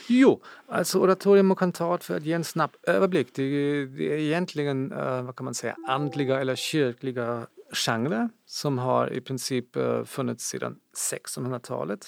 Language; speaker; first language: Swedish; non-native, fluent; German